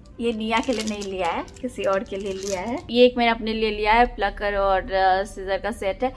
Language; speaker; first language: Hindi; native; Hindi